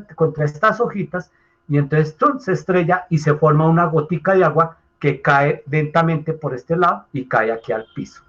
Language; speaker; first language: Spanish; native; Spanish